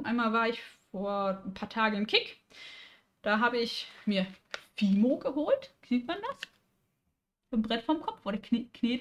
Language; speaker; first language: German; native; German